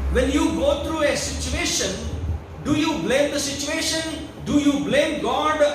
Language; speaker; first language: English; non-native, local second language; Kannada